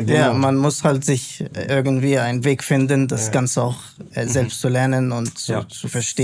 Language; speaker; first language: German; non-native, fluent; Arabic